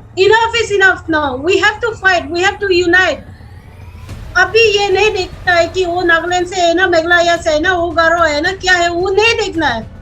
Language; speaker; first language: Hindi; non-native, local second language; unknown